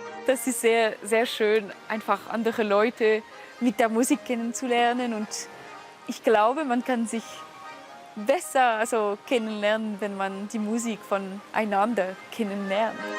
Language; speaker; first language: German; non-native, fluent; French